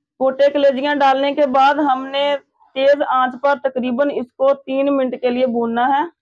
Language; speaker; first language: Urdu; native; Urdu